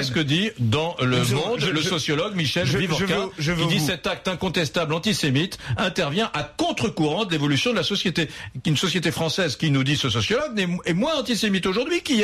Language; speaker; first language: French; native; French